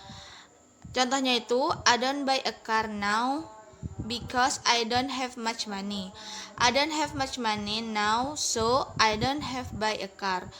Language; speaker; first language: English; non-native, learner; Indonesian